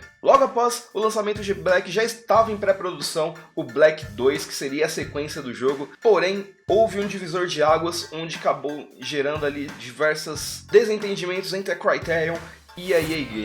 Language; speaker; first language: Portuguese; native; Portuguese